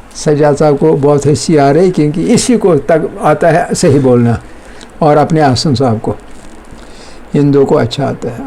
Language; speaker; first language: Urdu; non-native, local second language; Kashmiri